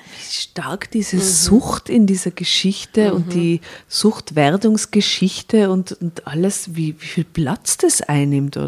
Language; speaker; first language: German; native; German